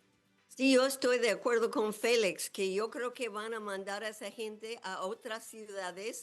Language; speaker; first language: Spanish; non-native, fluent; English